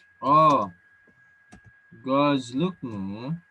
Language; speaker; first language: Turkish; non-native, learner; Indonesian